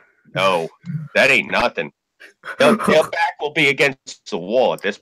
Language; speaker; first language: English; native; English